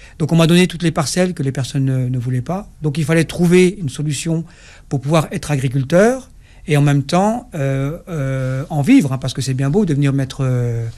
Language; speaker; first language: French; non-native, local second language; Kabyle